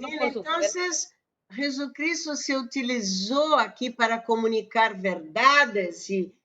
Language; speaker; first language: Spanish; non-native, fluent; Portuguese